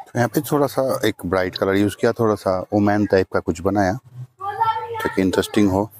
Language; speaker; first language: Hindi; non-native, local second language; Bangla